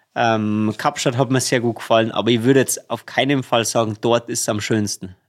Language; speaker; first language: German; native; German